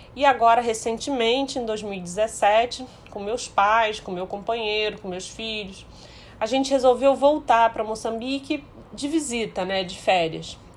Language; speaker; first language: Portuguese; early bilingual, heritage; Portuguese